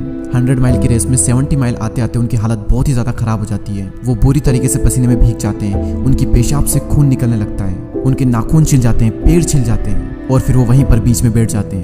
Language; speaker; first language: Hindi; native; Hindi